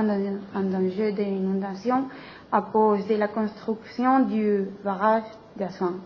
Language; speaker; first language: French; non-native, learner; Spanish